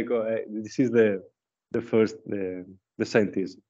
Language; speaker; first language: English; non-native, learner; Italian